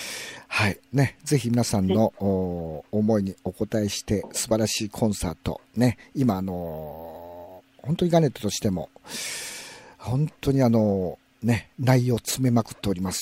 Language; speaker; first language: Japanese; native; Japanese